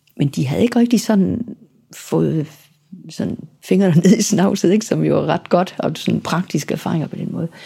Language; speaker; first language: Danish; native; Danish